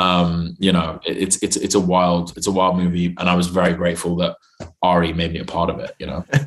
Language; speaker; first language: English; native; English